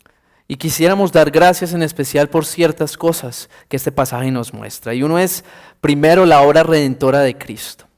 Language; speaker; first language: Spanish; native; Spanish